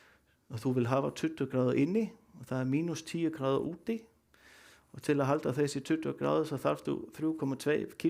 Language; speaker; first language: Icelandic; non-native, learner; Danish